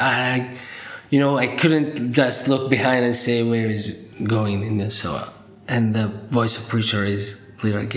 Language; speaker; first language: English; non-native, fluent; Arabic